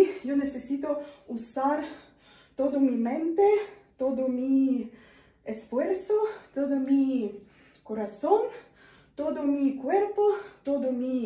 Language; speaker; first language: Spanish; non-native, learner; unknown